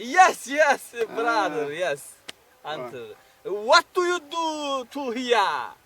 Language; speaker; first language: English; non-native, learner; Turkish